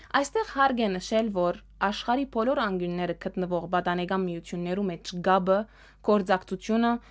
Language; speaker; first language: Armenian; early bilingual, heritage; Armenian